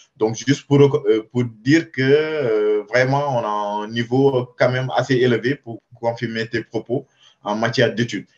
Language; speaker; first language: French; non-native, local second language; Wolof